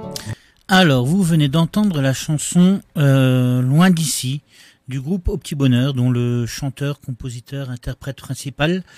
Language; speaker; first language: French; native; French